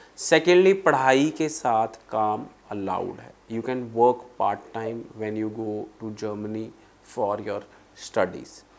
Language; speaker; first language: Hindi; non-native, local second language; Punjabi